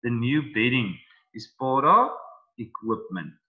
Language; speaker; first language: English; non-native, local second language; Afrikaans